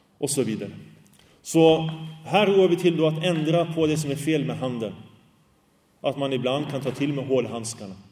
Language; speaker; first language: Swedish; early bilingual, other home language; Arabic